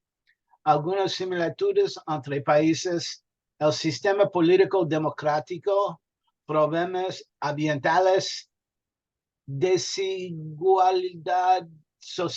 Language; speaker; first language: Spanish; non-native, learner; English